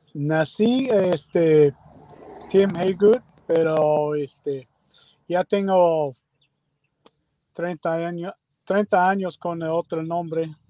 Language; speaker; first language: Spanish; non-native, learner; English